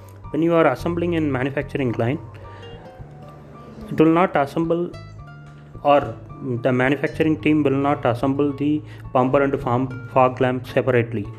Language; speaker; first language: English; non-native, local second language; Tamil